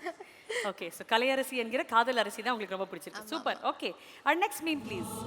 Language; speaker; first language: Tamil; native; Tamil